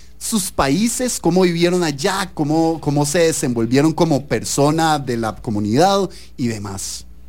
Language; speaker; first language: Spanish; native; Spanish